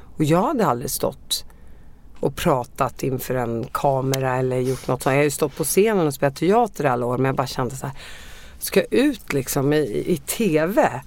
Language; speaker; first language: Swedish; early bilingual, other home language; Arabic